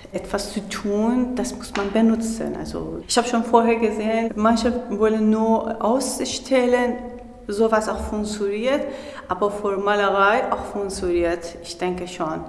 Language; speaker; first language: German; non-native, learner; Persian